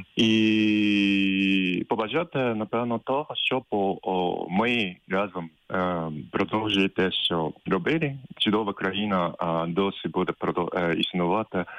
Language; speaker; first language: Ukrainian; non-native, fluent; Japanese